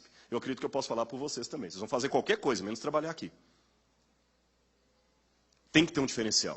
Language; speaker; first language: Portuguese; native; Portuguese